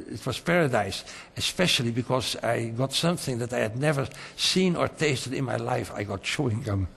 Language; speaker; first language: English; non-native, fluent; Dutch